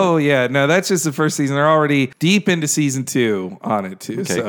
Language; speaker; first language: English; native; English